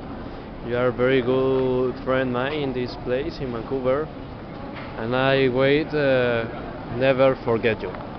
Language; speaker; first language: English; non-native, learner; Spanish